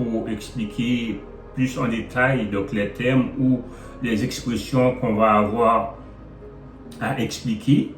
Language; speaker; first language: French; non-native, local second language; Haitian Creole